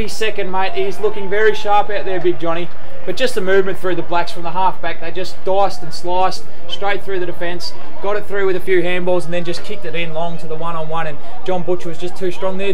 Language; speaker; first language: English; native; English